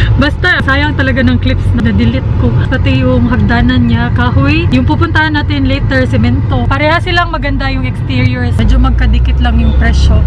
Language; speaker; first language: Filipino; non-native, local second language; Cebuano